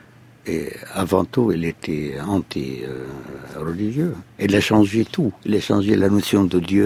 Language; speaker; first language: French; non-native, fluent; Arabic